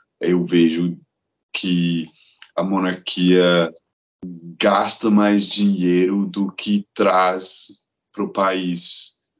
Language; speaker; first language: Portuguese; non-native, fluent; English